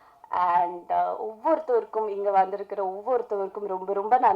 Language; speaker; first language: Tamil; non-native, fluent; Malayalam